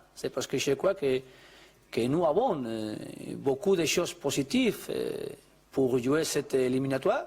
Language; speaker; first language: French; non-native, learner; Spanish